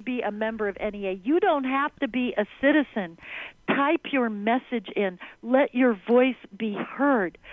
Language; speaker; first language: English; early bilingual, other home language; Spanish